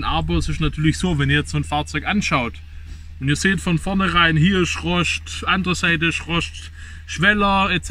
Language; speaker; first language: German; native; German